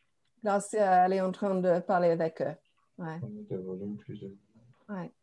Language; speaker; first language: French; non-native, fluent; English